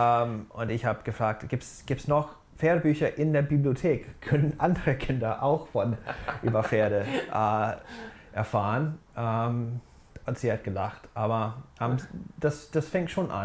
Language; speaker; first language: German; non-native, fluent; English